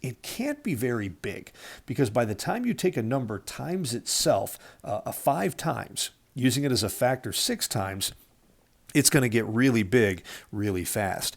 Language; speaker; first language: English; native; English